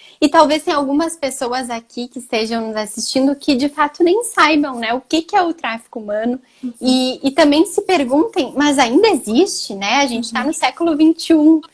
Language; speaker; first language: Portuguese; native; Portuguese